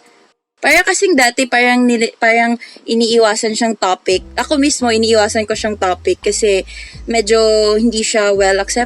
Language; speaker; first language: Filipino; non-native, local second language; Cebuano